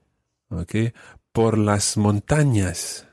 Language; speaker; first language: Spanish; non-native, fluent; English